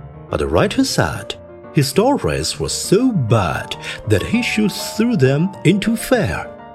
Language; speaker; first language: English; non-native, fluent; Chinese